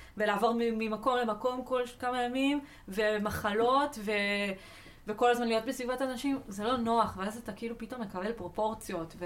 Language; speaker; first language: Hebrew; native; Hebrew